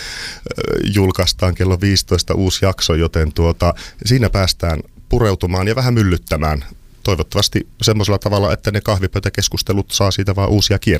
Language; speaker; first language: Finnish; native; Finnish